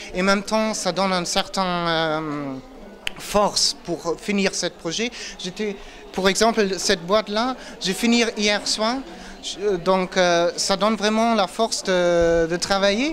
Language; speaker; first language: French; non-native, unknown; German